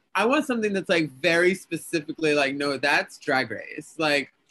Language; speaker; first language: English; early bilingual, other home language; Spanish